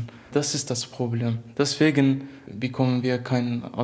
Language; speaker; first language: German; non-native, fluent; Kurdish